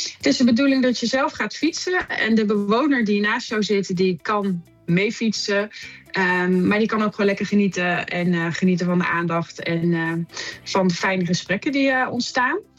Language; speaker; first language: Dutch; native; Dutch